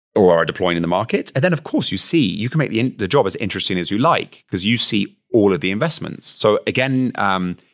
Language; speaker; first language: English; native; English